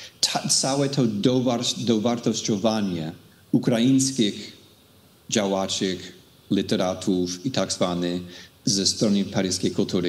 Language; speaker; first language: Polish; non-native, fluent; English